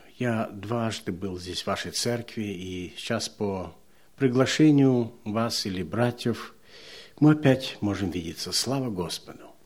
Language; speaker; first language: Russian; non-native, local second language; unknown